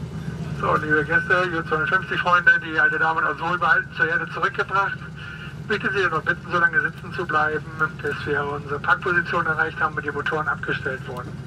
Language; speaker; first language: German; native; German